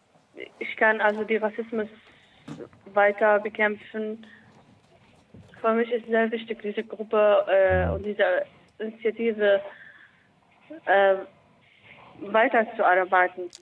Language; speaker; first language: German; non-native, learner; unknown